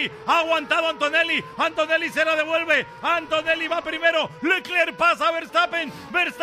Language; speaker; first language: Spanish; native; Spanish